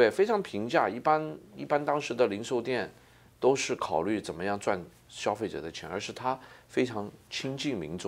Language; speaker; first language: Chinese; native; Chinese